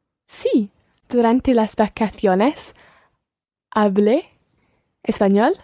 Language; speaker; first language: Spanish; non-native, learner; English